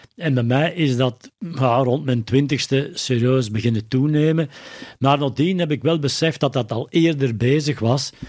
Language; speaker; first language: Dutch; native; Dutch